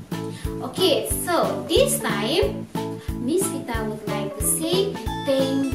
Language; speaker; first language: English; non-native, fluent; Indonesian